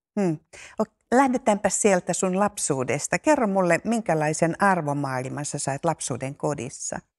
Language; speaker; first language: Finnish; native; Finnish